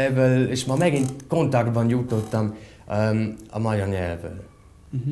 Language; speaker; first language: Hungarian; non-native, fluent; German